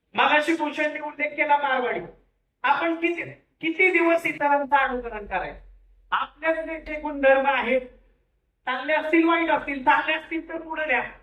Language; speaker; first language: Marathi; native; Marathi